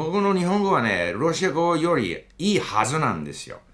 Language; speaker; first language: Japanese; non-native, fluent; English